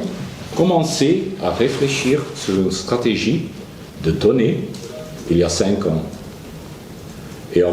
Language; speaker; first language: French; non-native, learner; Dutch